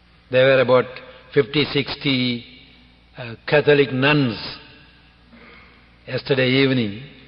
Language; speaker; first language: English; non-native, local second language; Tamil